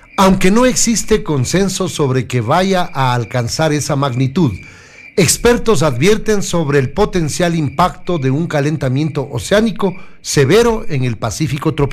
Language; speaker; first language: Spanish; native; Spanish